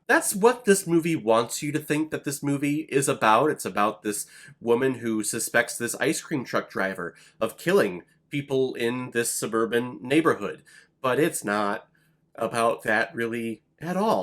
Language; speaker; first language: English; native; English